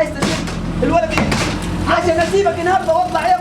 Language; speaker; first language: Arabic; native; Arabic